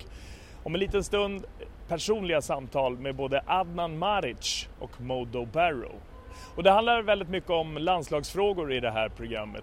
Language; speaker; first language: Swedish; native; Swedish